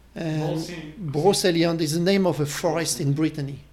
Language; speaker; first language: English; non-native, fluent; French